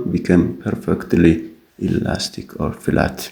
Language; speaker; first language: English; non-native, local second language; Amharic